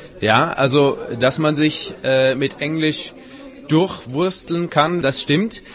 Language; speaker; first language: German; native; German